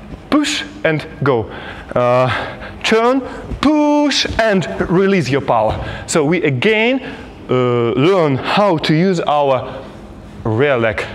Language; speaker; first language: English; non-native, fluent; Russian